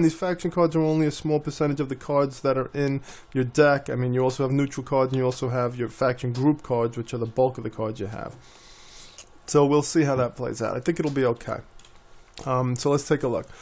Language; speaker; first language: English; native; English